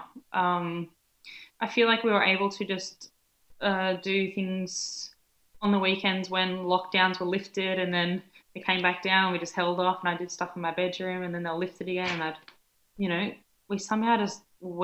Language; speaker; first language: English; native; English